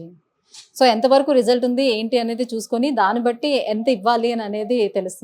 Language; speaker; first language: Telugu; native; Telugu